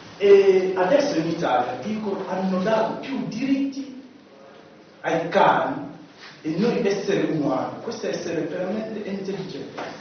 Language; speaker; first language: Italian; non-native, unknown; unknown